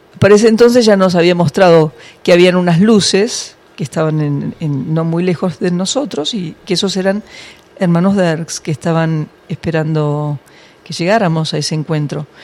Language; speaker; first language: Spanish; early bilingual, other home language; English